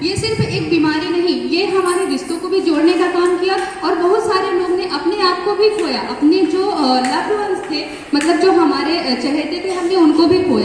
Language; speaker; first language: Hindi; native; Hindi